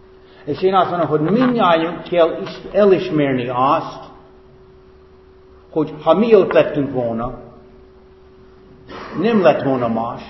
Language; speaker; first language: Hungarian; non-native, fluent; English